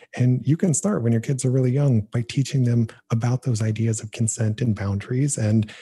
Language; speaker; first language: English; native; English